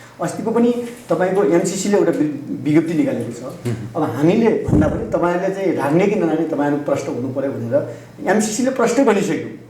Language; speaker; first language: Nepali; native; Nepali